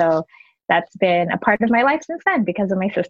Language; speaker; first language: English; non-native, local second language; Filipino